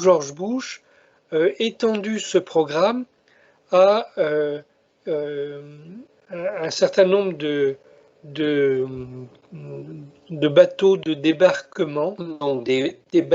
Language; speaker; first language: French; native; French